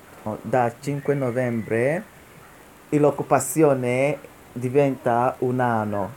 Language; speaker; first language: Italian; non-native, learner; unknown